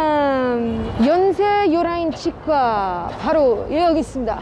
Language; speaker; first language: Korean; non-native, fluent; Arabic